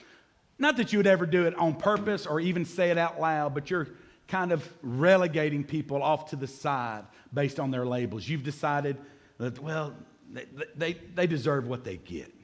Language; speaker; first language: English; native; English